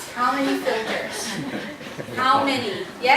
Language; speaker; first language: English; non-native, fluent; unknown